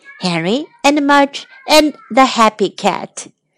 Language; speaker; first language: English; non-native, fluent; Chinese